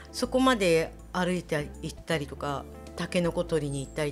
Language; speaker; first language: Japanese; native; Japanese